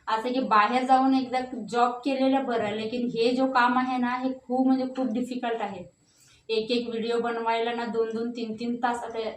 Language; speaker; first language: Marathi; non-native, local second language; Hindi